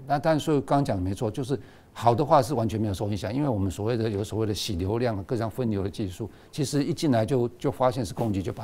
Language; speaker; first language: Chinese; native; Chinese